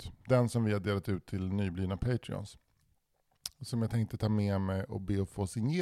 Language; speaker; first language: Swedish; native; Swedish